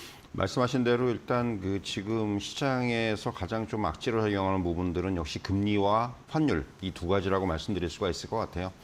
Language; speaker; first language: Korean; native; Korean